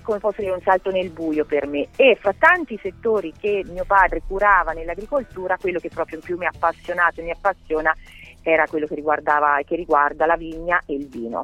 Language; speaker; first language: Italian; native; Italian